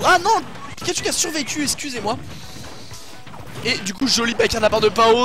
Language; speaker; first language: French; native; French